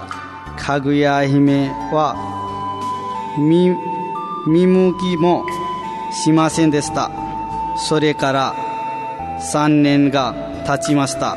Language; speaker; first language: Japanese; non-native, fluent; Nepali